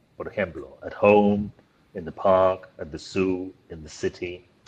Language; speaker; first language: English; non-native, fluent; Spanish